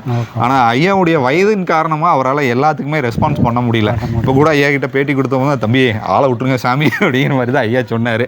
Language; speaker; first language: Tamil; native; Tamil